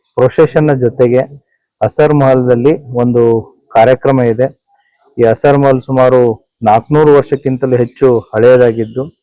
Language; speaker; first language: Kannada; native; Kannada